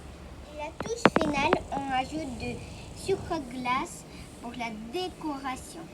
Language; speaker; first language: French; non-native, learner; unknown